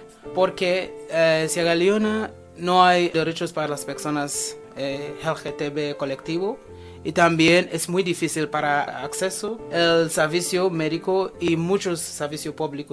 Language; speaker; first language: Spanish; non-native, fluent; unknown